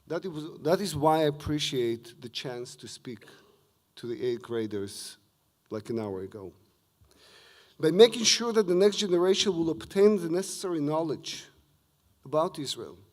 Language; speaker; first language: English; non-native, fluent; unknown